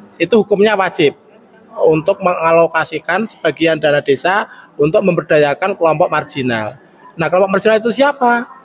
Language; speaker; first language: Indonesian; native; Indonesian